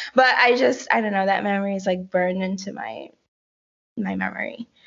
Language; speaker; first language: English; early bilingual, other home language; Haitian Creole